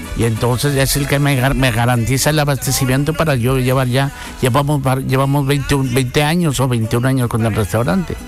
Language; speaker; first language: Spanish; native; Spanish